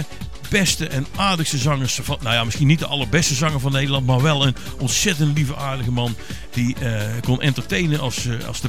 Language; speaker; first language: Dutch; native; Dutch